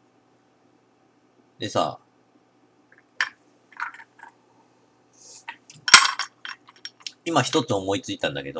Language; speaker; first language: Japanese; native; Japanese